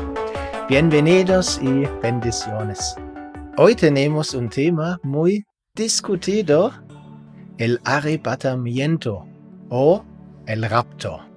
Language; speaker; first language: Spanish; non-native, fluent; German